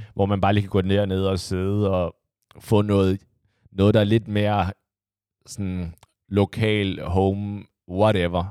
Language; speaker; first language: Danish; early bilingual, other home language; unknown